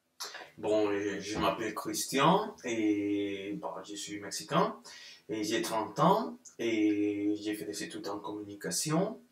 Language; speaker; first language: French; non-native, fluent; Spanish